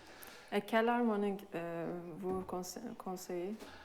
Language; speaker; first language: French; non-native, fluent; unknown